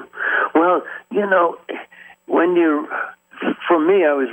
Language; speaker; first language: English; native; English